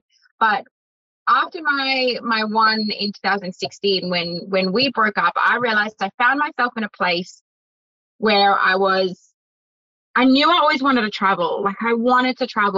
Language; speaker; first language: English; native; English